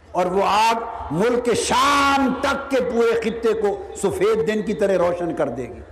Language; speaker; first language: Urdu; non-native, local second language; Punjabi